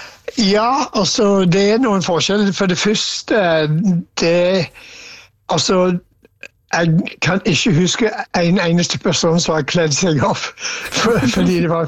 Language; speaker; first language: Norwegian; non-native, fluent; English